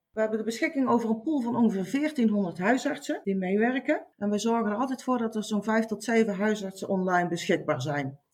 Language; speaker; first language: Dutch; native; Dutch